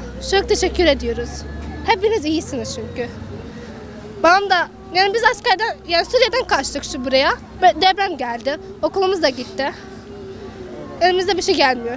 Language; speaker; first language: Turkish; early bilingual, other home language; Arabic